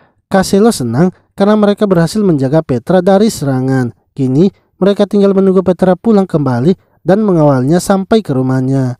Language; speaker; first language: Indonesian; native; Indonesian